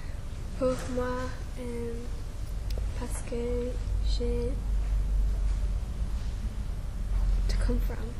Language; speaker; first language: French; non-native, learner; English